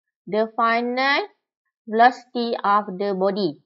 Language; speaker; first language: English; non-native, local second language; Malay